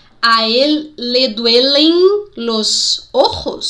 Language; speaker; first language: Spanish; non-native, fluent; Portuguese